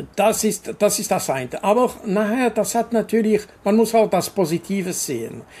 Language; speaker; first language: German; non-native, local second language; French